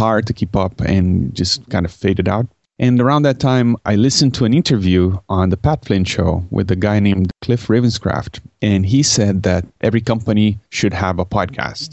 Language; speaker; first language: English; non-native, fluent; Portuguese